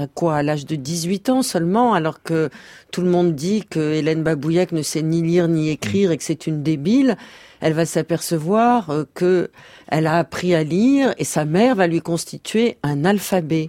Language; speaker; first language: French; native; French